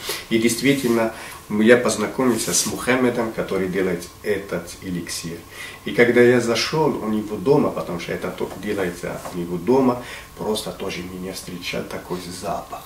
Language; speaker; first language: Russian; non-native, fluent; Arabic